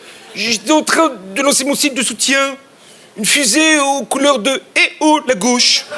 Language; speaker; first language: French; native; French